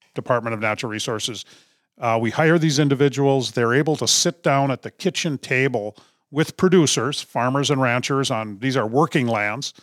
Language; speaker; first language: English; native; English